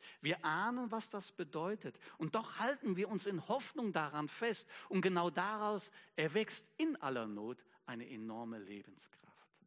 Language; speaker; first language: German; native; German